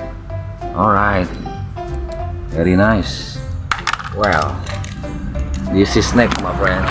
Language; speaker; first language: English; non-native, learner; Indonesian